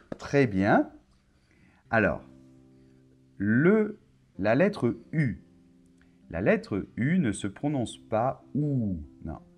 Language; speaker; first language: French; native; French